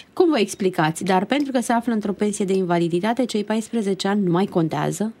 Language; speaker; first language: Romanian; native; Romanian